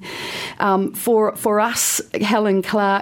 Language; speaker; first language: English; native; English